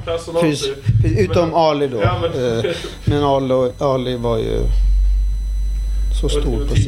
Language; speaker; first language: Swedish; early bilingual, other home language; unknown